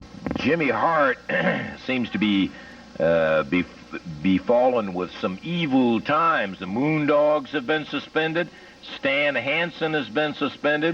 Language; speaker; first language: English; native; English